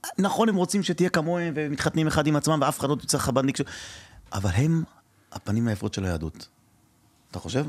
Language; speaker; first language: Hebrew; early bilingual, other home language; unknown